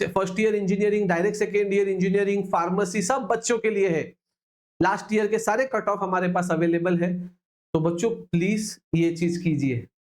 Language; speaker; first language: Hindi; non-native, local second language; Marathi